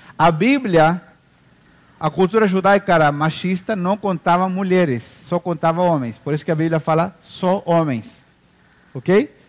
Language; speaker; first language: Portuguese; non-native, fluent; Spanish